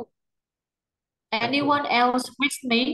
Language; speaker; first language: English; non-native, learner; Vietnamese